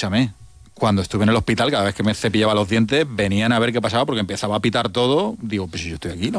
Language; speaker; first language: Spanish; native; Spanish